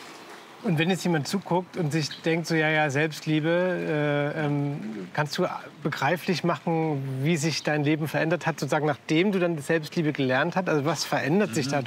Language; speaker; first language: German; native; German